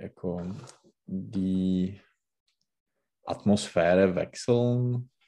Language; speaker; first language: German; non-native, learner; Czech